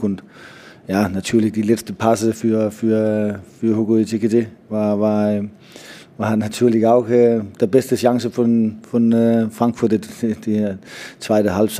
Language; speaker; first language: German; non-native, fluent; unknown